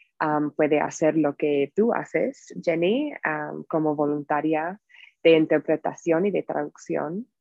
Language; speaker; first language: Spanish; non-native, fluent; English